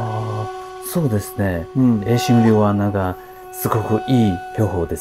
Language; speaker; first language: Japanese; non-native, learner; Chinese